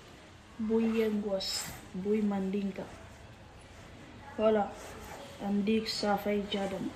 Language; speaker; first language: Catalan; early bilingual, other home language; Mandingo